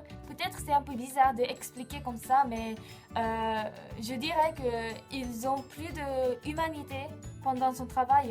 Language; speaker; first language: French; non-native, fluent; Japanese